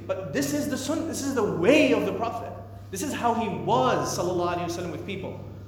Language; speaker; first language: English; native; English